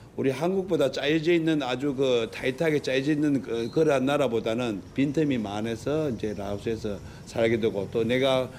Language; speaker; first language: Korean; native; Korean